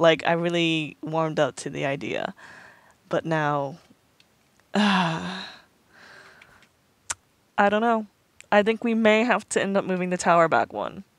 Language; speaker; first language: English; native; English